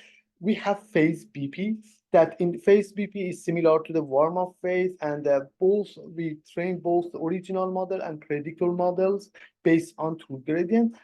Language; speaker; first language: English; non-native, fluent; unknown